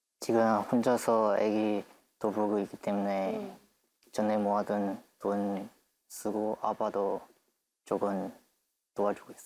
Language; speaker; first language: Korean; non-native, learner; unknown